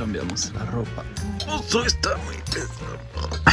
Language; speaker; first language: Spanish; non-native, fluent; French